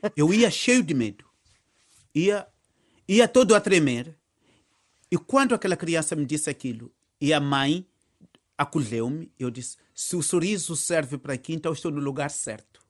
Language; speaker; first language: Portuguese; non-native, local second language; Tsonga